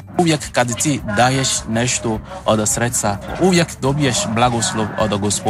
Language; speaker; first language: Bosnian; non-native, fluent; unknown